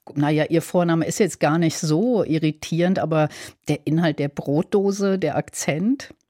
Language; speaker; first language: German; native; German